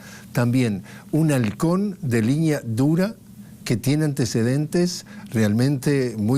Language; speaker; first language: Spanish; native; Spanish